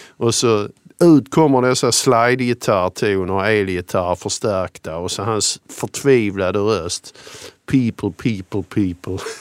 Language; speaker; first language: Swedish; native; Swedish